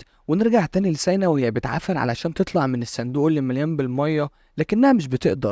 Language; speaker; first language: Arabic; native; Arabic